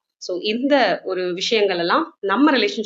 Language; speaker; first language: Tamil; native; Tamil